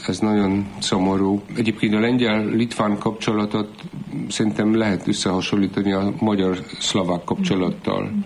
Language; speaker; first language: Hungarian; non-native, fluent; Polish